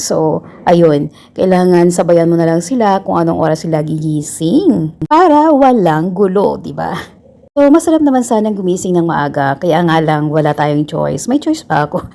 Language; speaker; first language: Filipino; native; Filipino